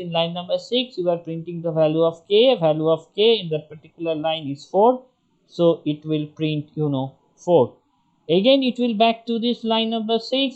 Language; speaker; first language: English; non-native, local second language; Bangla